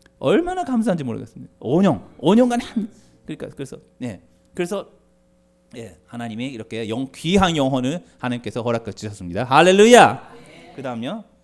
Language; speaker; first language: Korean; non-native, fluent; Japanese